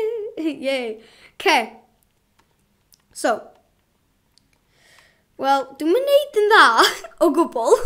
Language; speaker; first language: Welsh; non-native, local second language; English